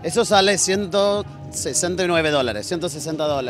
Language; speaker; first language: Spanish; early bilingual, heritage; English